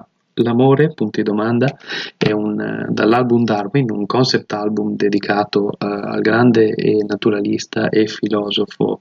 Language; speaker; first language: Italian; native; Italian